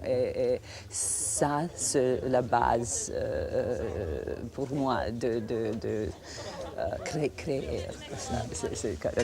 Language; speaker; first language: French; non-native, fluent; Croatian